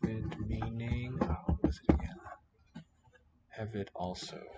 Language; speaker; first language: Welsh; non-native, learner; English